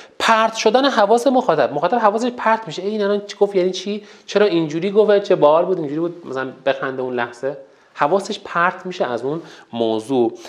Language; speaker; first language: Persian; non-native, local second language; Azerbaijani